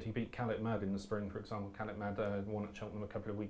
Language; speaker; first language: English; native; English